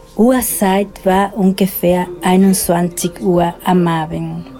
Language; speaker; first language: German; non-native, fluent; Spanish